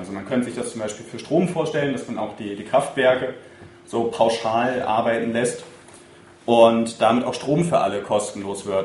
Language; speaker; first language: German; native; German